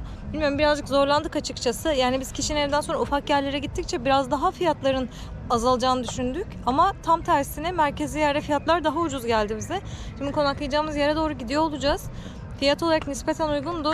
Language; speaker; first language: Turkish; native; Turkish